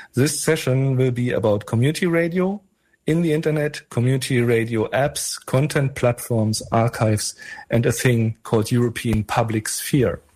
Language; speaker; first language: English; non-native, fluent; German